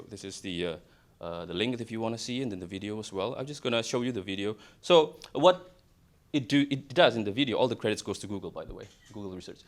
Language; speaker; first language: English; non-native, fluent; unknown